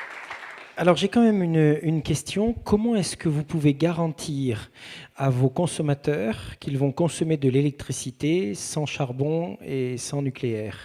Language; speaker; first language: French; native; French